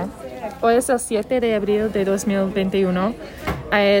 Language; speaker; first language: Spanish; non-native, learner; English